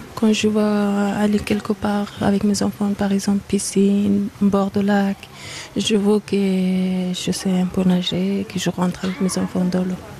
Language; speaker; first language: French; non-native, learner; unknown